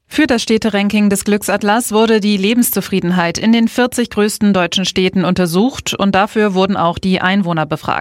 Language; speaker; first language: German; native; German